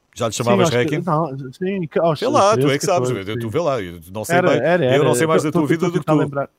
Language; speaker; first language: Portuguese; native; Portuguese